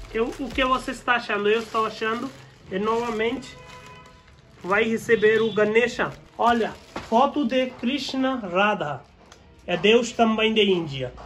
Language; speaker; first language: Portuguese; non-native, learner; Hindi